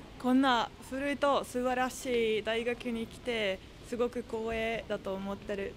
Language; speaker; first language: Japanese; non-native, fluent; Finnish